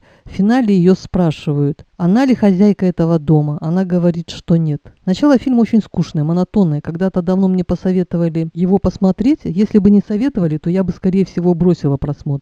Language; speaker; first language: Russian; native; Russian